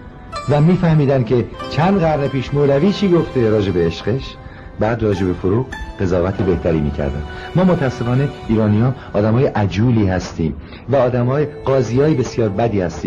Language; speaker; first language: Persian; native; Persian